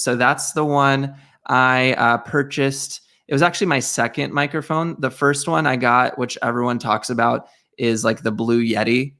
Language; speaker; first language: English; native; English